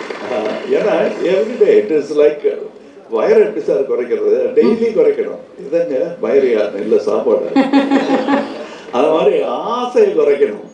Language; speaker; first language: Tamil; native; Tamil